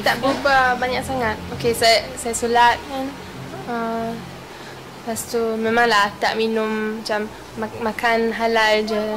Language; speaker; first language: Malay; non-native, fluent; German